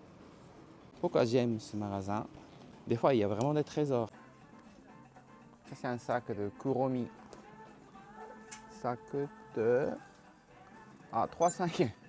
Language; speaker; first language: French; non-native, learner; Japanese